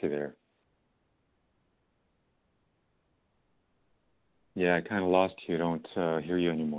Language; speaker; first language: English; native; English